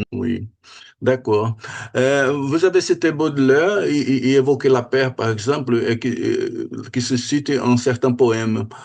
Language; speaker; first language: French; non-native, fluent; Portuguese